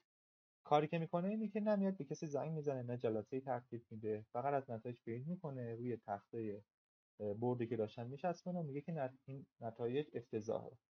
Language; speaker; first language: Persian; native; Persian